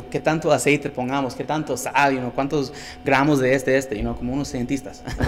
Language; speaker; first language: Spanish; early bilingual, heritage; Spanish